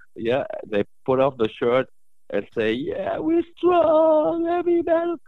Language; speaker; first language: English; non-native, learner; German